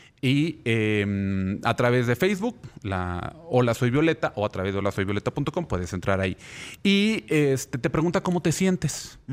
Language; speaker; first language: Spanish; native; Spanish